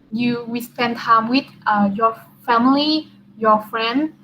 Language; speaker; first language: English; non-native, learner; Vietnamese